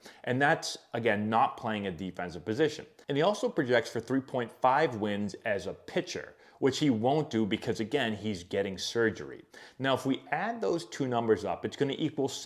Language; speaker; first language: English; native; English